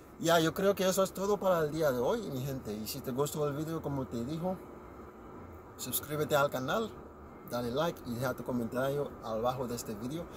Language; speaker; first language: Spanish; non-native, learner; Haitian Creole